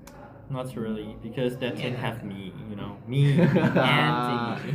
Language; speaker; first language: English; non-native, learner; Chinese